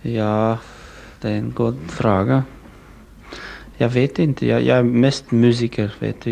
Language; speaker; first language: Swedish; non-native, learner; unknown